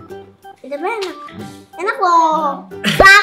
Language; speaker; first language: Indonesian; native; Indonesian